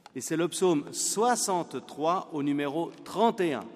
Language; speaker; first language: French; native; French